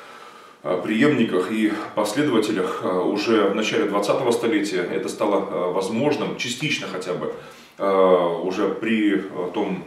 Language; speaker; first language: Russian; native; Russian